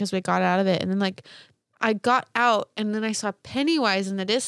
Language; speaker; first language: English; native; English